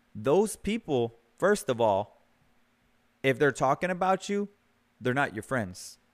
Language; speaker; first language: English; early bilingual, other home language; Spanish